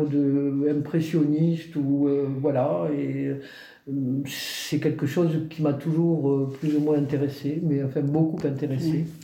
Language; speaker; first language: French; native; French